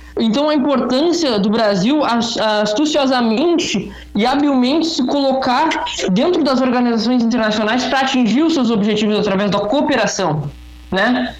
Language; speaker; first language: Portuguese; native; Portuguese